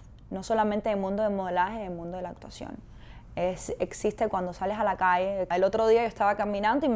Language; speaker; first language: Spanish; native; Spanish